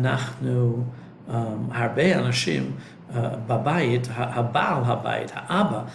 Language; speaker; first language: Hebrew; non-native, fluent; English